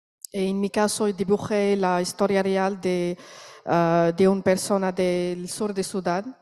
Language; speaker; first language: Spanish; non-native, learner; Arabic